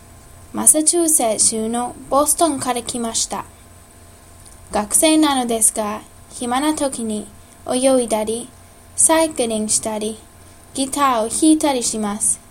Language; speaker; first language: Japanese; non-native, learner; English